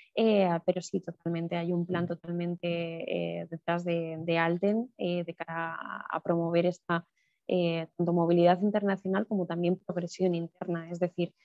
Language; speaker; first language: Spanish; native; Spanish